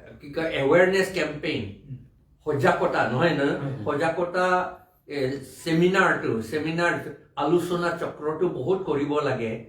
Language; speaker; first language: Assamese; non-native, local second language; Karbi